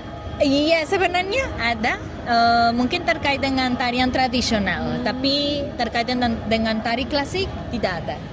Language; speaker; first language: Indonesian; non-native, learner; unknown